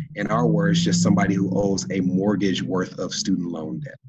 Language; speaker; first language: English; native; English